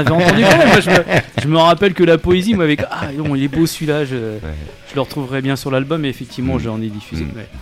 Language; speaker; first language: French; native; French